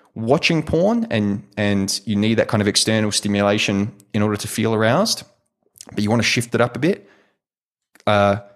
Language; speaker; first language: English; native; English